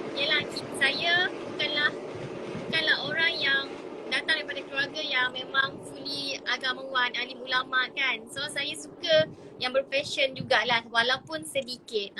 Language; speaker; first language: Malay; native; Malay